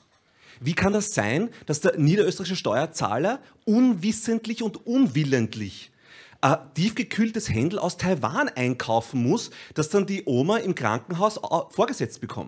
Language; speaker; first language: German; native; German